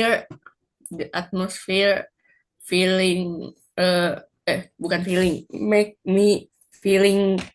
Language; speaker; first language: English; non-native, learner; Indonesian